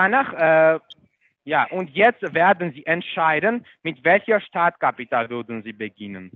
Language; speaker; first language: German; non-native, fluent; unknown